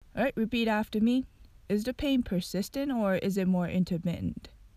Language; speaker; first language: English; non-native, fluent; Japanese